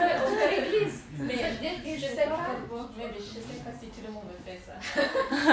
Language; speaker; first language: French; non-native, learner; English